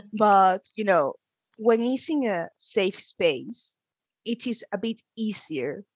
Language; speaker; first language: English; non-native, fluent; Spanish